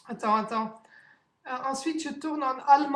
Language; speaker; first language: French; non-native, fluent; Dutch